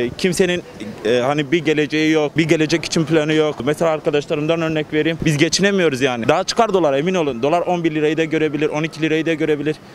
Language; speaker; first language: Turkish; native; Turkish